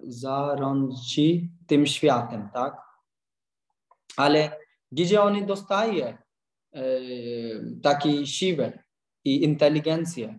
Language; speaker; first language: Polish; non-native, learner; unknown